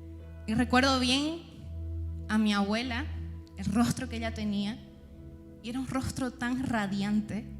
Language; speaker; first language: Spanish; native; Spanish